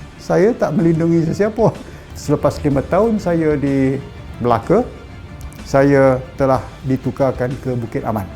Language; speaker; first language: Malay; native; Malay